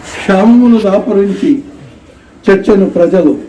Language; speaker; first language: Telugu; native; Telugu